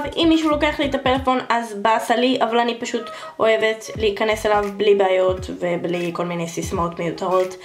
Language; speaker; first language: Hebrew; native; Hebrew